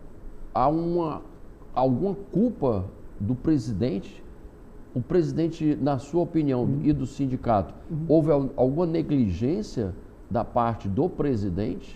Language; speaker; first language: Portuguese; native; Portuguese